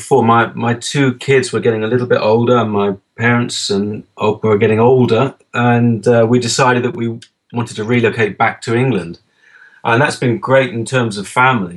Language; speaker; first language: English; native; English